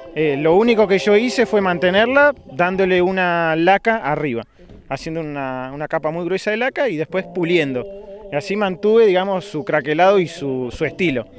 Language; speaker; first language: Spanish; native; Spanish